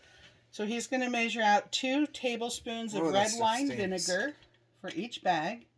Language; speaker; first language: English; native; English